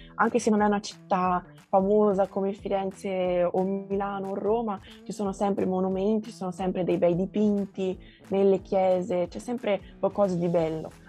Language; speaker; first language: Italian; early bilingual, other home language; Portuguese